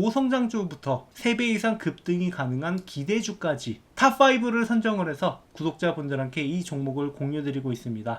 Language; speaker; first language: Korean; native; Korean